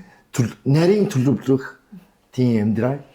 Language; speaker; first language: Mongolian; non-native, fluent; Korean